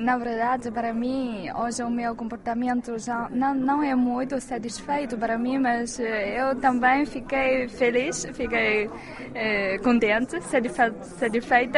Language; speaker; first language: Portuguese; non-native, fluent; Chinese